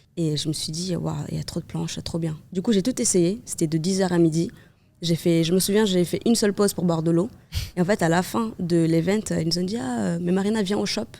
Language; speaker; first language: French; non-native, fluent; Kabuverdianu